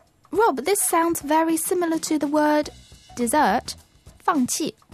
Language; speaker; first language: English; non-native, fluent; Chinese